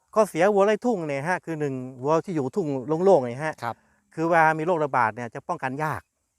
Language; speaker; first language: Thai; native; Thai